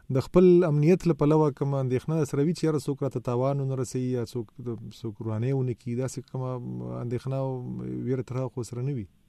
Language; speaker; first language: Pashto; native; Pashto